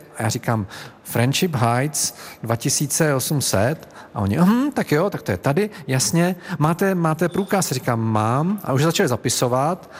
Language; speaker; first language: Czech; native; Czech